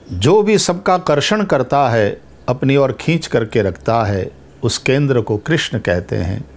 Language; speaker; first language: Hindi; non-native, local second language; Gujarati